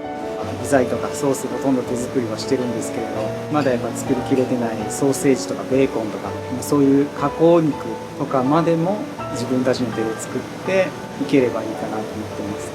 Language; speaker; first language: Japanese; native; Japanese